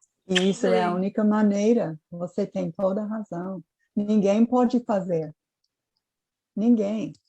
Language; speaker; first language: Portuguese; non-native, fluent; English